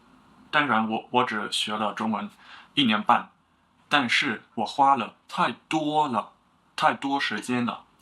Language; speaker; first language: Chinese; non-native, learner; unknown